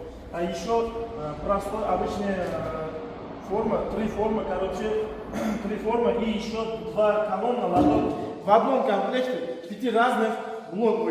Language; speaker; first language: Russian; non-native, learner; Uzbek